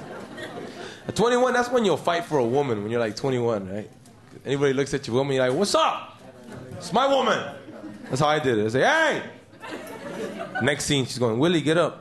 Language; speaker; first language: English; native; English